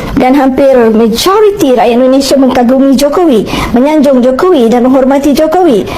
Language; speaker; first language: Malay; native; Malay